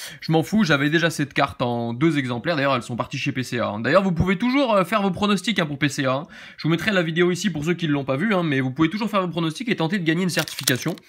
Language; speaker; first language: French; native; French